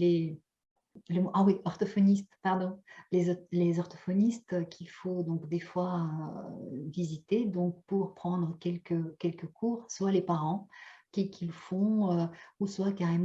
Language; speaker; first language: French; non-native, fluent; Russian